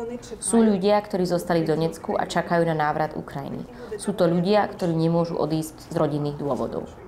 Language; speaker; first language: Slovak; non-native, fluent; Ukrainian